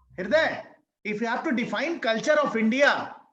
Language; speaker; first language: English; non-native, local second language; Hindi